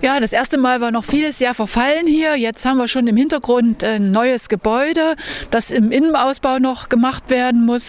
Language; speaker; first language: German; native; German